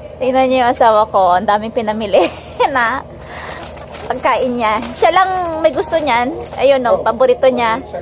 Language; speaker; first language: Filipino; non-native, local second language; Hiligaynon